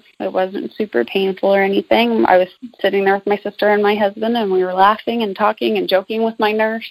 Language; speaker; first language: English; native; English